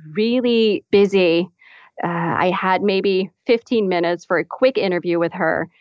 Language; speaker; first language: English; non-native, fluent; Dutch